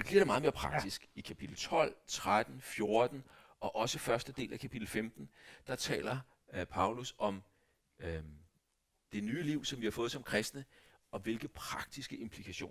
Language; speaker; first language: Danish; native; Danish